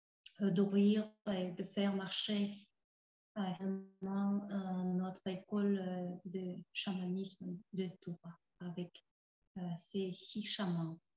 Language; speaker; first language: French; non-native, fluent; Tuvinian